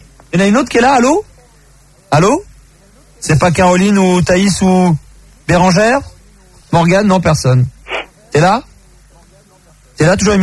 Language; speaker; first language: French; native; French